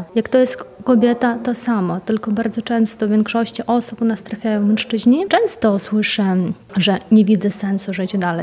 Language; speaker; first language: Polish; non-native, fluent; Ukrainian